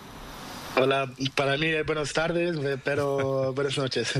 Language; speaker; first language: Spanish; non-native, learner; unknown